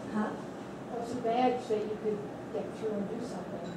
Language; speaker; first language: English; native; English